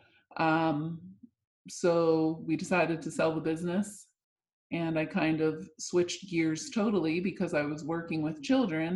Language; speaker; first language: English; native; English